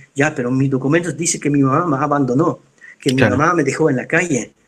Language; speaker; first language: Spanish; non-native, fluent; Dutch